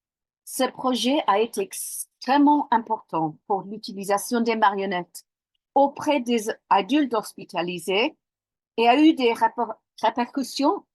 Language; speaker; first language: French; non-native, fluent; English